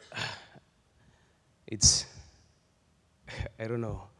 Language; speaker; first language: English; non-native, local second language; Swati